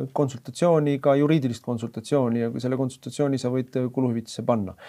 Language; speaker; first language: Estonian; native; Estonian